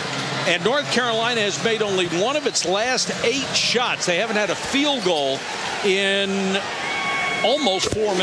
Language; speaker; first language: English; native; English